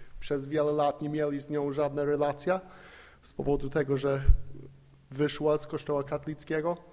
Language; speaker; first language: Polish; non-native, fluent; English